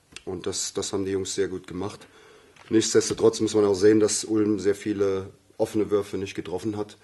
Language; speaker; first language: German; native; German